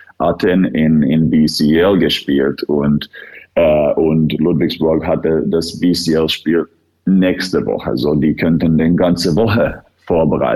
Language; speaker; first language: German; non-native, fluent; Finnish